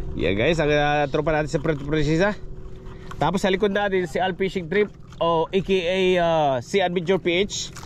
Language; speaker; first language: Filipino; non-native, local second language; Iloko